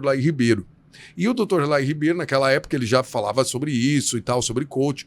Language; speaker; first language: Portuguese; native; Portuguese